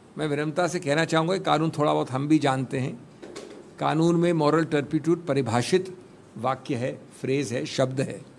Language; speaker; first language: Hindi; native; Hindi